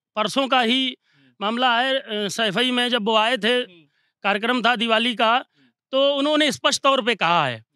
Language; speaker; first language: Hindi; native; Hindi